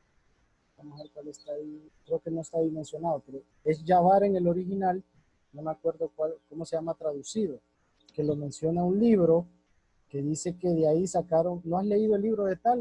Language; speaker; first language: Spanish; native; Spanish